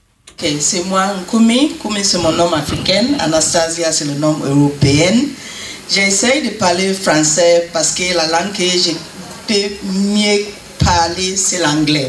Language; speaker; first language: French; non-native, learner; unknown